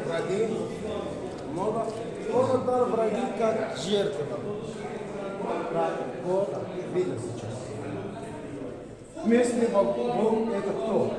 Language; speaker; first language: Russian; non-native, learner; Arabic